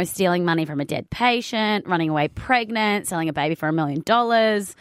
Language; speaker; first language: English; native; English